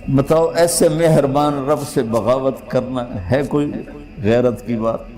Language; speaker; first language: Urdu; non-native, local second language; Punjabi